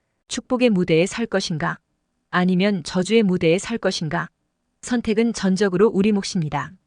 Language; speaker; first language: Korean; native; Korean